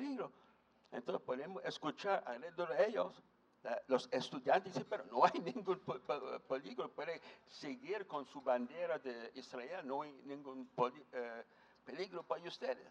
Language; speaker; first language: Spanish; non-native, fluent; English